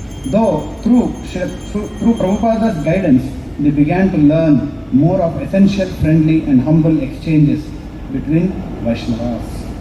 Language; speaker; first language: English; non-native, local second language; Telugu